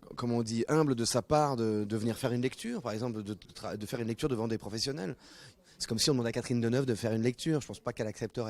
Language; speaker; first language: French; native; French